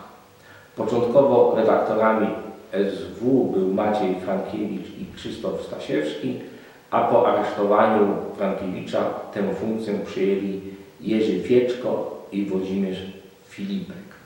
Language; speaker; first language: Polish; native; Polish